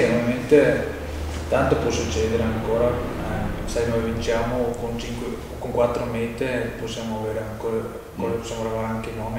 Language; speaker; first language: Italian; non-native, fluent; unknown